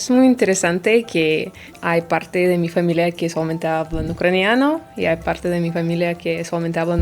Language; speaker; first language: Spanish; non-native, fluent; Russian